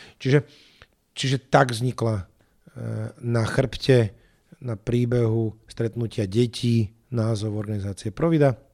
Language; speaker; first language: Slovak; native; Slovak